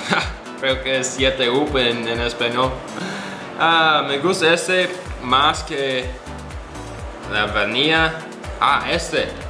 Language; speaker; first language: Spanish; non-native, learner; English